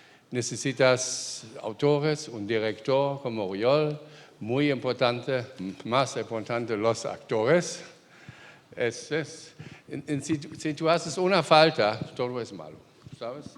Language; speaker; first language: Spanish; non-native, fluent; German